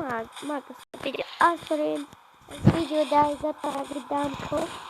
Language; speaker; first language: Arabic; native; Arabic